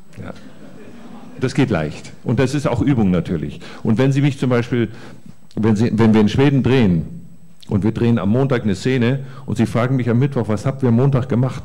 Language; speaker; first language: German; native; German